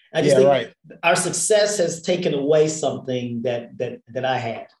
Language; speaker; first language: English; native; English